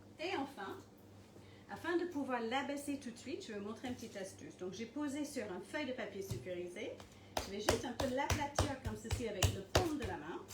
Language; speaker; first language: French; non-native, fluent; English